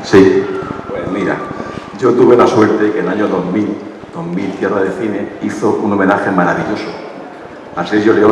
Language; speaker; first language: Spanish; native; Spanish